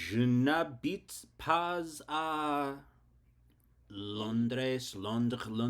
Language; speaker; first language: French; non-native, learner; English